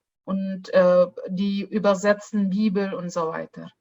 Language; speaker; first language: German; non-native, fluent; Indonesian